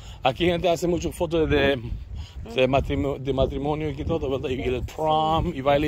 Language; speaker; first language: Spanish; early bilingual, heritage; Spanish